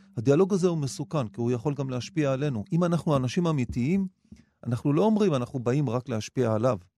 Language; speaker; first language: Hebrew; native; Hebrew